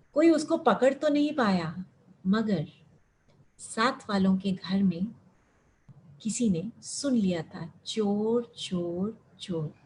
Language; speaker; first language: Hindi; early bilingual, heritage; Hindi